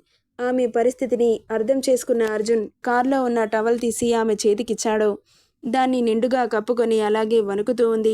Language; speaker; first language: Telugu; native; Telugu